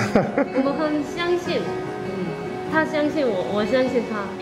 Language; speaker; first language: Chinese; non-native, learner; Korean